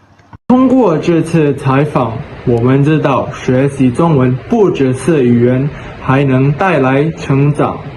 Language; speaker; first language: Chinese; non-native, learner; Indonesian